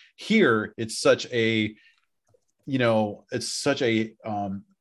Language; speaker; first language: English; native; English